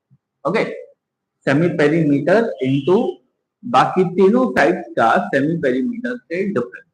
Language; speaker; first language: Hindi; native; Hindi